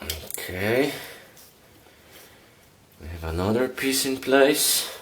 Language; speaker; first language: English; non-native, fluent; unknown